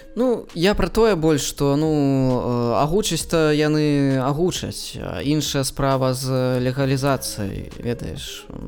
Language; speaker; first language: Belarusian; non-native, local second language; Russian